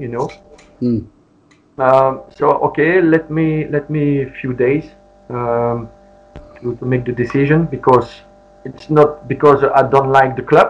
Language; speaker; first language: English; non-native, learner; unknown